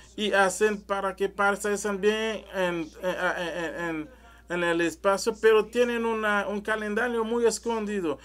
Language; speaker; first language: Spanish; non-native, learner; French